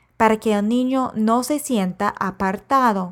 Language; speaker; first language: Spanish; non-native, fluent; English